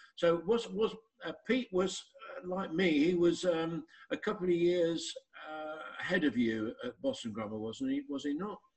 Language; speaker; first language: English; native; English